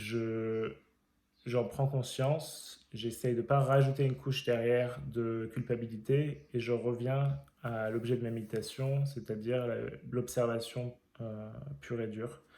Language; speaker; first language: French; native; French